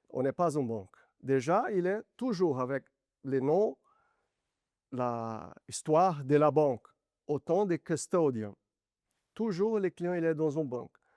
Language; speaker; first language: French; non-native, fluent; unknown